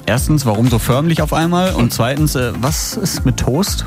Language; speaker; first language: German; native; German